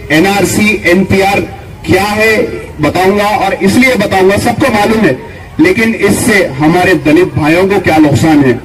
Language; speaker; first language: Urdu; native; Urdu